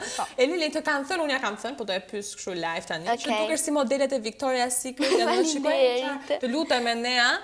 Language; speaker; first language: Albanian; native; Albanian